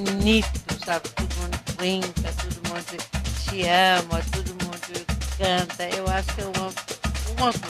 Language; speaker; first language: Portuguese; non-native, fluent; Danish